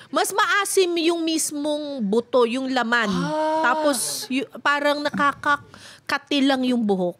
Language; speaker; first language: Filipino; native; Filipino